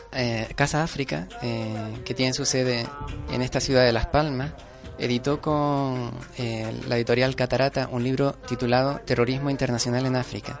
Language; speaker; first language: Spanish; native; Spanish